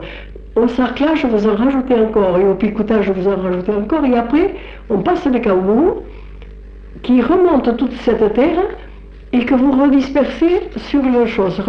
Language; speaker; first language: French; native; French